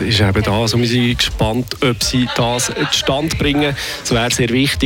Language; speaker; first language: German; native; German